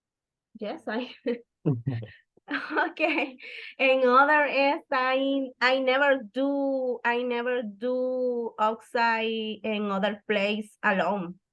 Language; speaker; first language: English; non-native, learner; Spanish